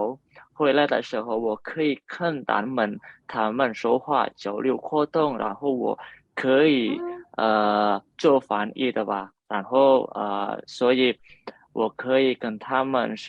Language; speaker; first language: Chinese; non-native, learner; Indonesian